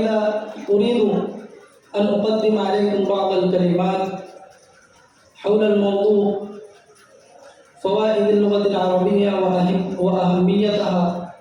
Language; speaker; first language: Arabic; non-native, fluent; Urdu